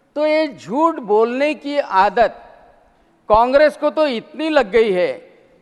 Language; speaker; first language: Hindi; non-native, local second language; Marathi